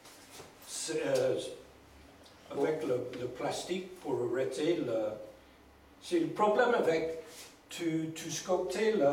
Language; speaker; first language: French; non-native, learner; English